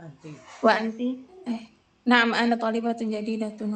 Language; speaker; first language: Arabic; non-native, learner; Indonesian